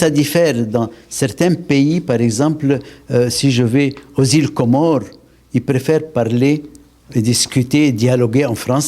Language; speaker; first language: French; non-native, local second language; Arabic